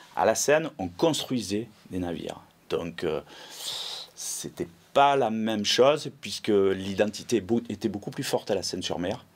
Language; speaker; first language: French; native; French